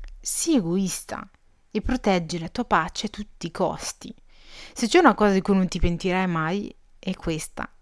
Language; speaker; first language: Italian; early bilingual, other home language; Arabic